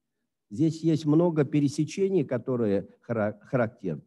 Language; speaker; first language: Russian; native; Russian